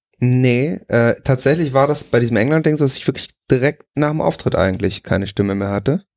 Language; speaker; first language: German; native; German